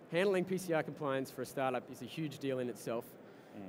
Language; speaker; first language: English; native; English